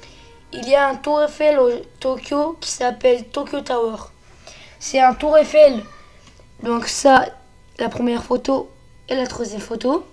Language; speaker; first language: French; early bilingual, other home language; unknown